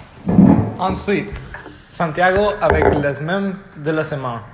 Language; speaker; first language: French; non-native, learner; Spanish